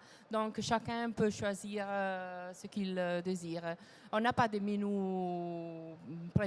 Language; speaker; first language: French; non-native, fluent; Italian